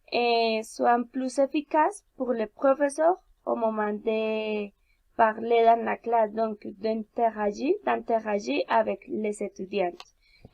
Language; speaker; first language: French; non-native, learner; Spanish